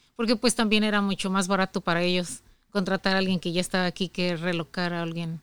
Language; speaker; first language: Spanish; native; Spanish